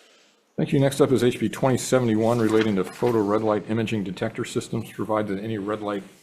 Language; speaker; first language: English; native; English